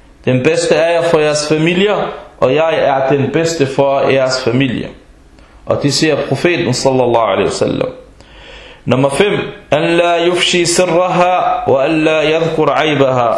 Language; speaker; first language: Danish; early bilingual, other home language; Arabic